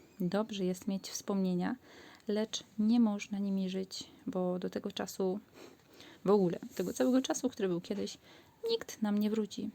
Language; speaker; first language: Polish; native; Polish